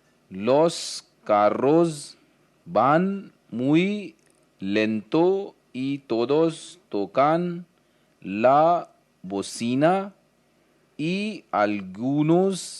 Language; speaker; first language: Spanish; non-native, learner; Hindi